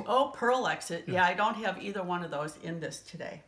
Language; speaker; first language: English; native; English